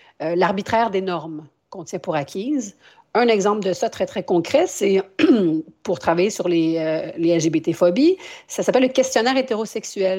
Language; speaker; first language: French; native; French